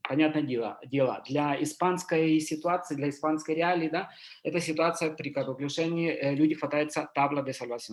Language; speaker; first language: Russian; native; Russian